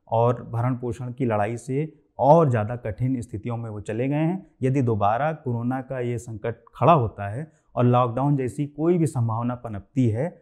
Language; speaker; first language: Hindi; native; Hindi